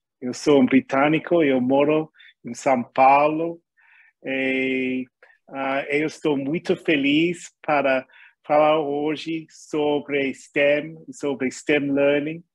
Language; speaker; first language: Portuguese; non-native, learner; English